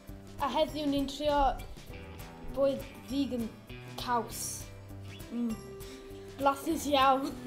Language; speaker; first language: Welsh; non-native, local second language; English